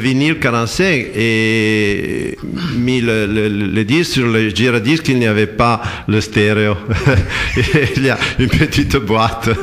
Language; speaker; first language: French; non-native, fluent; Italian